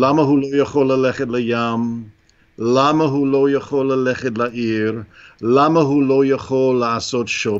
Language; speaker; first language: Hebrew; non-native, fluent; English